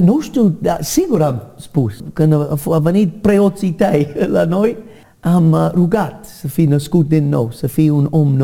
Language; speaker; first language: Romanian; non-native, learner; English